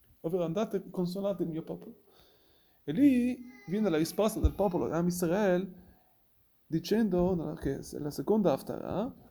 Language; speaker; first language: Italian; non-native, fluent; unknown